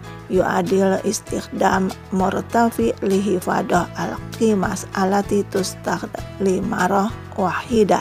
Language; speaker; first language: Arabic; non-native, fluent; Indonesian